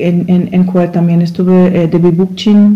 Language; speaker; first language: Spanish; non-native, learner; German